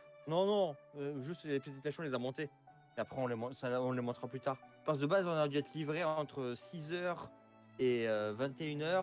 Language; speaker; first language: French; native; French